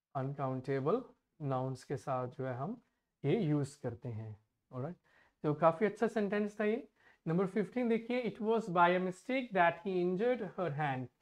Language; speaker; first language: Hindi; non-native, local second language; Punjabi